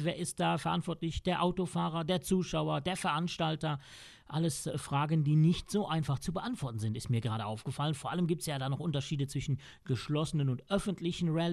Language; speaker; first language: German; native; German